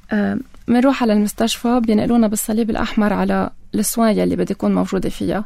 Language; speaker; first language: Arabic; native; Arabic